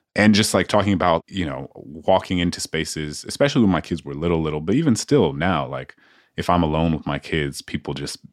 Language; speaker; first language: English; native; English